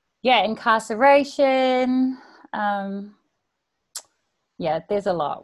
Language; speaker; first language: English; native; English